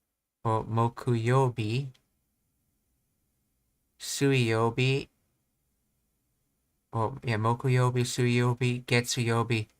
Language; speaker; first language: Japanese; non-native, learner; English